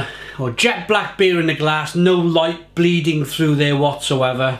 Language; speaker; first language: English; native; English